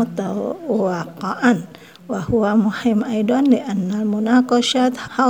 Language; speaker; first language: Arabic; non-native, fluent; Indonesian